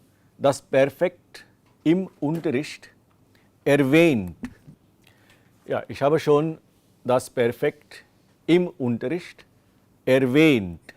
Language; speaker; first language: German; non-native, fluent; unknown